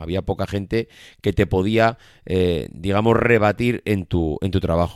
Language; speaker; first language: Spanish; native; Spanish